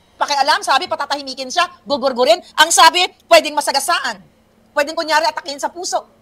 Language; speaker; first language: Filipino; native; Filipino